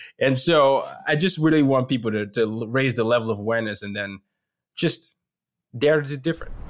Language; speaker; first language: English; non-native, local second language; Yoruba